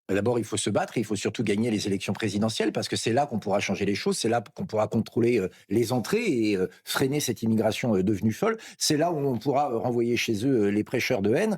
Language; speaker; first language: French; native; French